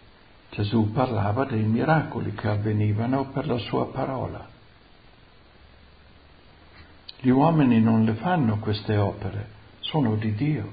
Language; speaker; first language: Italian; native; Italian